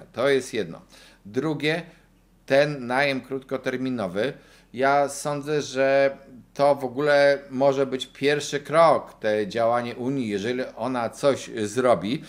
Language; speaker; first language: Polish; native; Polish